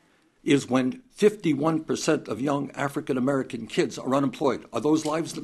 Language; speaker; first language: English; native; English